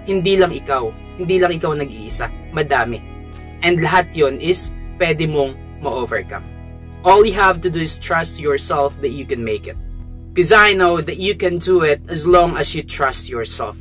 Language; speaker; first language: English; non-native, local second language; Filipino